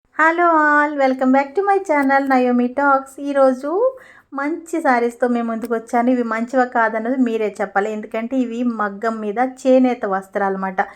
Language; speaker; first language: Telugu; native; Telugu